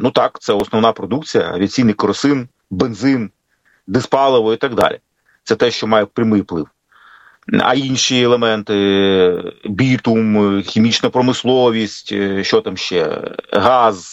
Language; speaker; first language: Ukrainian; native; Ukrainian